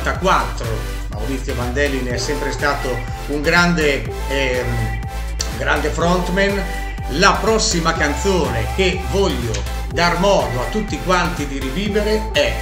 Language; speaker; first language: Italian; native; Italian